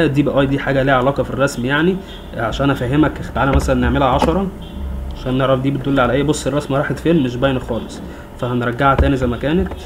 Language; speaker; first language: Arabic; native; Arabic